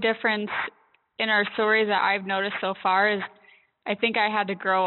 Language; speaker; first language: English; native; English